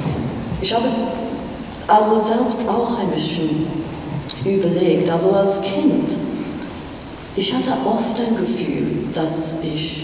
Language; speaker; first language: German; non-native, fluent; English